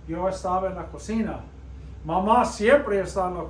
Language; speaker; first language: Spanish; non-native, fluent; English